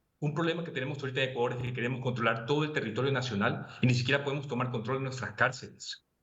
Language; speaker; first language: Spanish; native; Spanish